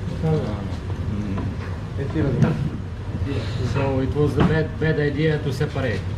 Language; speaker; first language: English; non-native, learner; Ukrainian